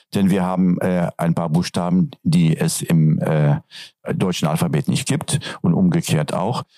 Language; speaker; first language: German; non-native, fluent; Turkish